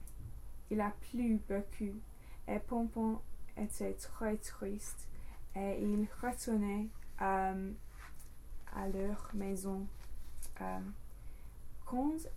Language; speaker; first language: French; non-native, learner; English